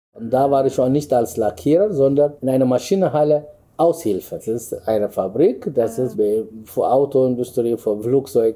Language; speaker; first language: German; non-native, learner; Amharic